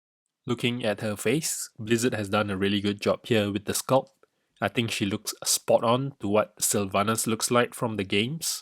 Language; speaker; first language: English; native; English